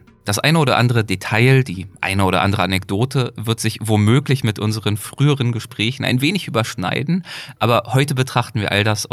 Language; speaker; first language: German; native; German